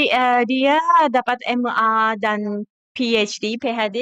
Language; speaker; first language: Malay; non-native, fluent; Japanese